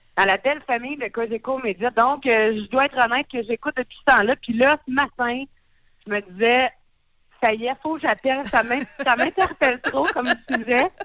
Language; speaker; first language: French; native; French